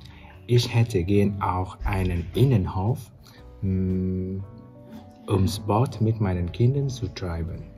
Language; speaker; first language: German; non-native, learner; Vietnamese